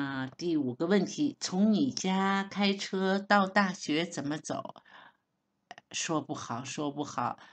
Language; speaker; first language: Chinese; non-native, learner; Hebrew